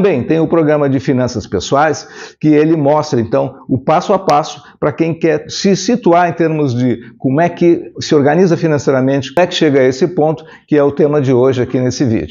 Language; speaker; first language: Portuguese; native; Portuguese